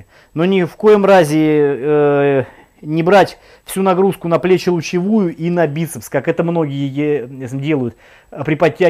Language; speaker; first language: Russian; native; Russian